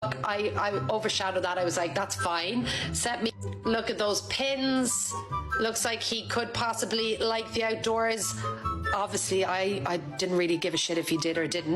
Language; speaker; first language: English; native; English